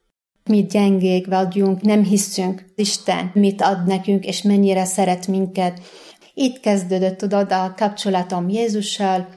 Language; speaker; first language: Hungarian; non-native, fluent; Arabic